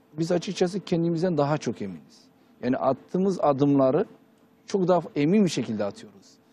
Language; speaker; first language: Turkish; early bilingual, heritage; Turkish